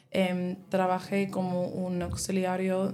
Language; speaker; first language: Spanish; non-native, learner; English